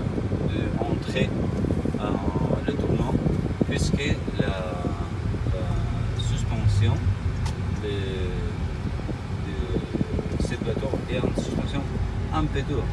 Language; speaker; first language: French; non-native, learner; Spanish